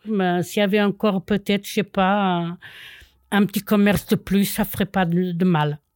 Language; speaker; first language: French; non-native, fluent; Portuguese